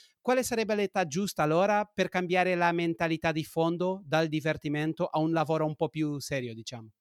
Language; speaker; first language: Italian; non-native, fluent; Portuguese